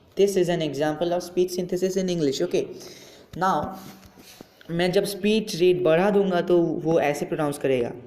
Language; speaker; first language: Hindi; non-native, local second language; Bangla